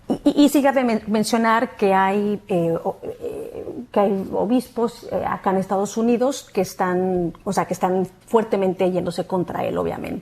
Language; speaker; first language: Spanish; native; Spanish